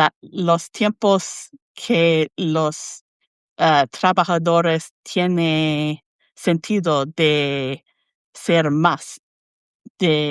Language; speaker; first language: Spanish; non-native, learner; English